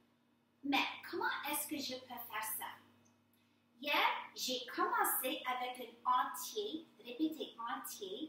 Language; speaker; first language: French; non-native, fluent; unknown